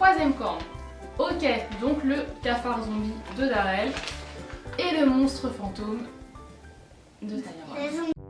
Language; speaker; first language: French; native; French